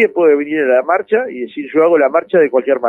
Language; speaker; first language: Spanish; native; Spanish